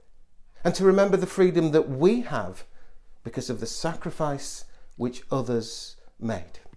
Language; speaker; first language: English; native; English